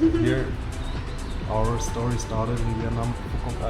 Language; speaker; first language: English; non-native, fluent; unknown